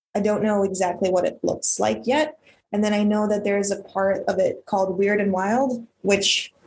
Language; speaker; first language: English; early bilingual, other home language; Russian